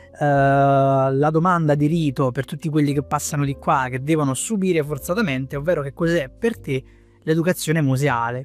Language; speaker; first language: Italian; native; Italian